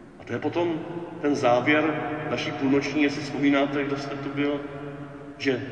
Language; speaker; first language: Czech; native; Czech